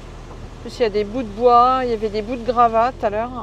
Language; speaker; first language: French; native; French